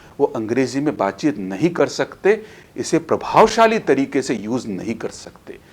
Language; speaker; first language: Hindi; native; Hindi